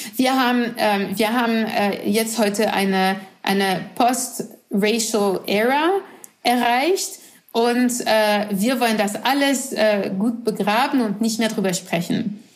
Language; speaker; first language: German; non-native, fluent; French